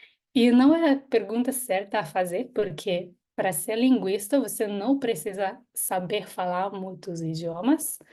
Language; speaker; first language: Portuguese; non-native, fluent; Hebrew